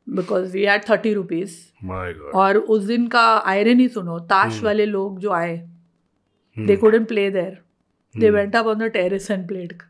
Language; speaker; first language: Hindi; native; Hindi